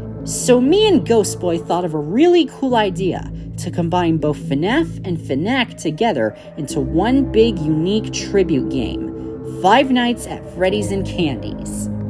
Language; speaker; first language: English; native; English